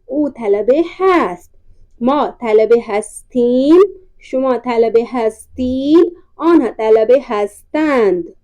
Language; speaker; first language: Persian; non-native, fluent; Urdu